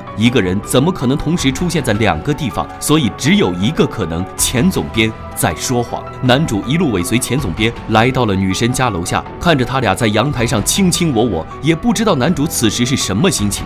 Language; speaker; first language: Chinese; native; Chinese